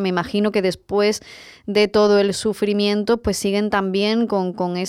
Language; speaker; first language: Spanish; native; Spanish